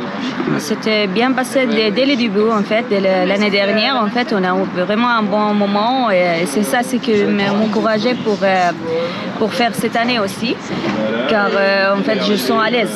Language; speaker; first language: French; non-native, learner; Arabic